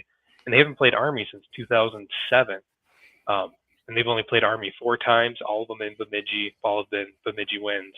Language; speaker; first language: English; native; English